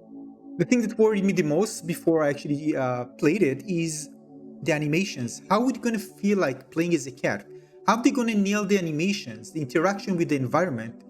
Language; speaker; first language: English; non-native, fluent; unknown